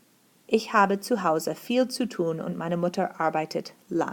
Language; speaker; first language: German; non-native, fluent; English